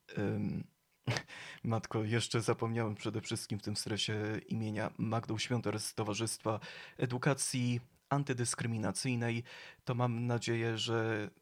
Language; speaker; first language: Polish; native; Polish